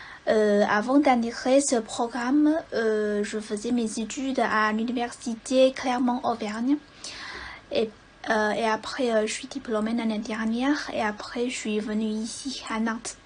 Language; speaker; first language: French; non-native, fluent; Chinese